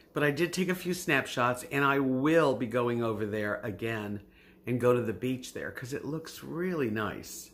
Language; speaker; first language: English; native; English